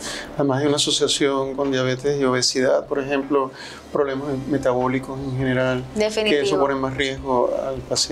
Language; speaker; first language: Spanish; native; Spanish